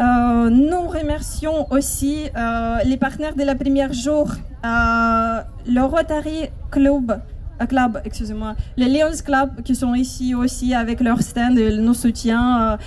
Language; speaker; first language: French; non-native, fluent; Ukrainian